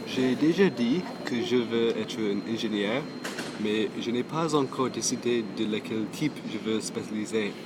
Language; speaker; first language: French; non-native, local second language; English